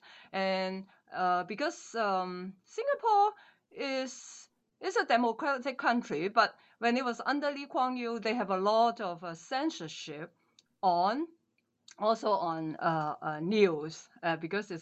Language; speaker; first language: English; non-native, local second language; Cantonese